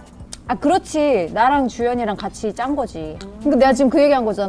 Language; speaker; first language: Korean; native; Korean